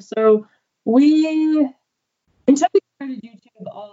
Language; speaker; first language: English; native; English